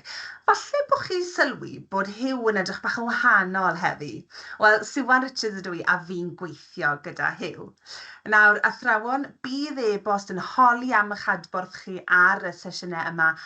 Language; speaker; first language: Welsh; native; Welsh